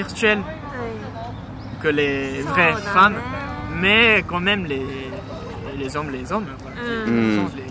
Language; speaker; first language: French; non-native, fluent; Japanese